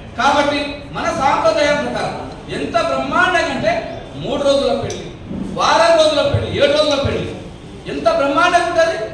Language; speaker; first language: Telugu; non-native, local second language; Lambadi